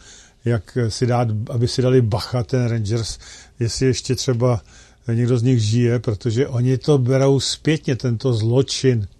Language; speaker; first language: Czech; native; Czech